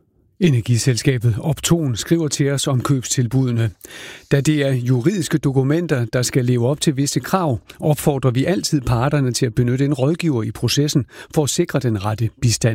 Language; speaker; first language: Danish; native; Danish